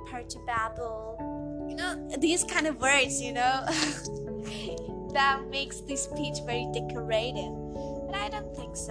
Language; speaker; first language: English; native; English